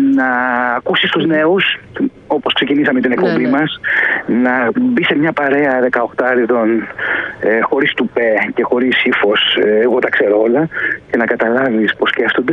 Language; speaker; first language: Greek; native; Greek